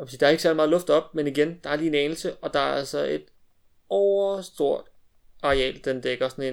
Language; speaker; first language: Danish; native; Danish